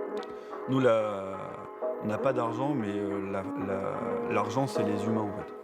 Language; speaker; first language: French; native; French